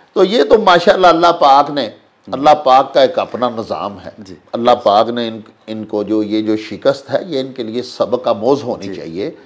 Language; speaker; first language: Urdu; non-native, local second language; Punjabi